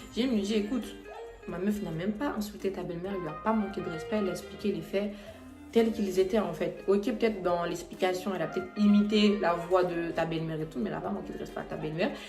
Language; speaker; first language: French; native; French